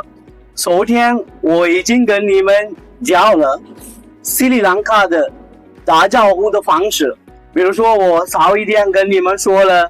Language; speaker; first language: Chinese; non-native, fluent; Sinhala